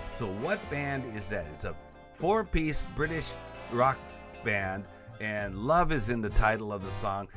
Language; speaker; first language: English; native; English